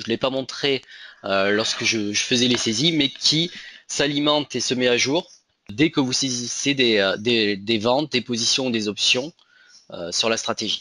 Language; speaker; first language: French; native; French